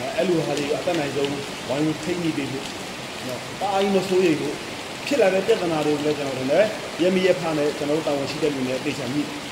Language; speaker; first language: Burmese; non-native, local second language; Shwe Palaung